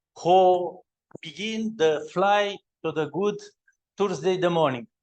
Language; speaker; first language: English; non-native, learner; Romanian